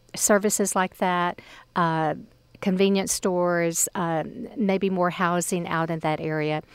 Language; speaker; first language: English; native; English